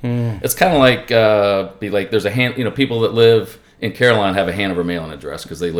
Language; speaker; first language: English; native; English